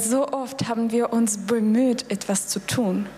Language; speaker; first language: German; non-native, fluent; Russian